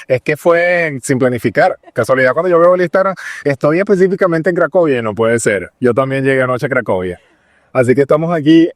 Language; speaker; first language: Spanish; native; Spanish